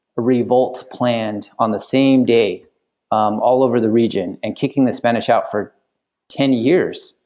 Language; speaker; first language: English; native; English